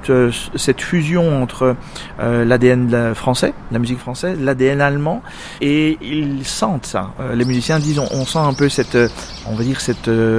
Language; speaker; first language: French; native; French